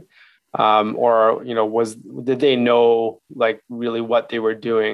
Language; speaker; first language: English; native; English